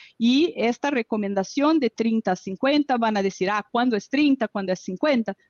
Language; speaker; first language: Spanish; non-native, fluent; Portuguese